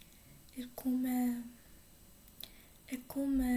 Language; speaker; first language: French; non-native, learner; English